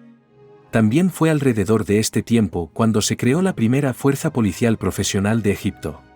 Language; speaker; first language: Spanish; native; Spanish